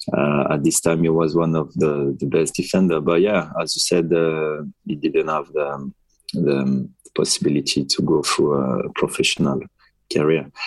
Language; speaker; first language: English; non-native, fluent; French